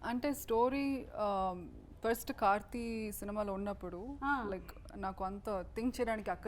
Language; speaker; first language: Telugu; non-native, learner; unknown